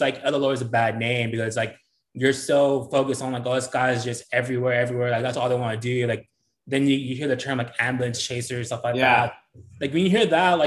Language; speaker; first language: English; native; English